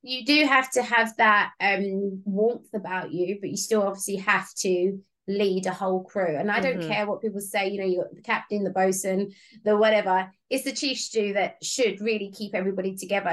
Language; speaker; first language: English; native; English